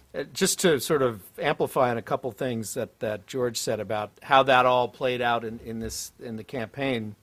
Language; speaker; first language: English; native; English